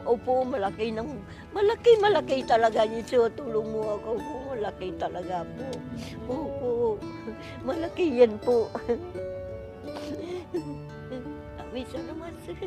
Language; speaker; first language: Filipino; non-native, learner; Vietnamese